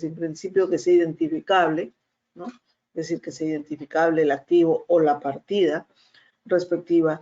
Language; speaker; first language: Spanish; native; Spanish